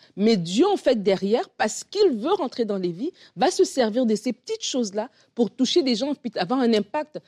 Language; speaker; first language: French; native; French